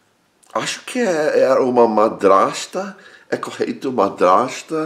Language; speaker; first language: Portuguese; non-native, learner; English